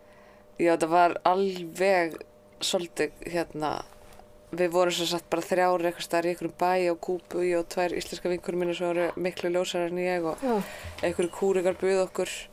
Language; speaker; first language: Icelandic; native; Icelandic